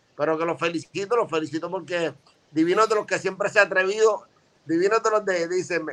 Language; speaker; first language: Spanish; native; Spanish